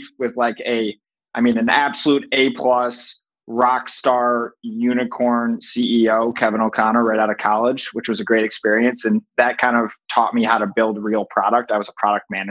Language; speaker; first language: English; native; English